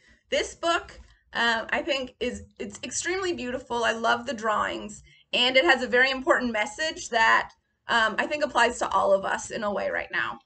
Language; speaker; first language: English; native; English